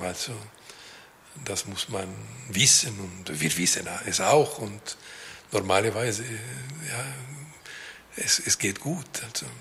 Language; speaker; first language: German; non-native, local second language; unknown